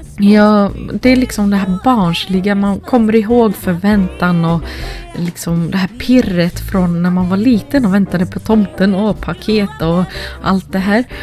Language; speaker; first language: Swedish; early bilingual, other home language; Finnish